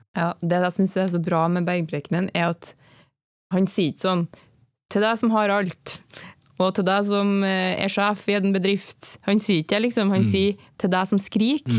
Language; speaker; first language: Norwegian; native; Norwegian